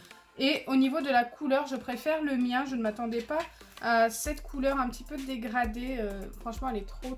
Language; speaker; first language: French; native; French